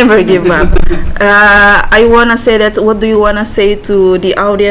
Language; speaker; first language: English; non-native, learner; Indonesian